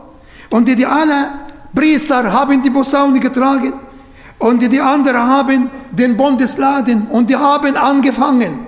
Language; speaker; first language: German; non-native, fluent; Arabic